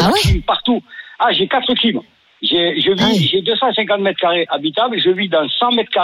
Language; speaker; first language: French; native; French